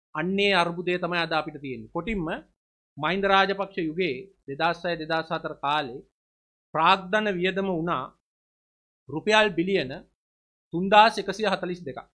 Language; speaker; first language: Sinhala; native; Sinhala